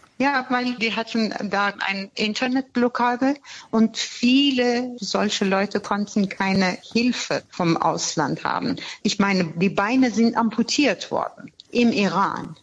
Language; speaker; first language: German; non-native, fluent; Persian